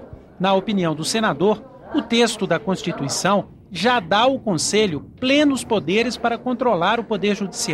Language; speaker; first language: Portuguese; native; Portuguese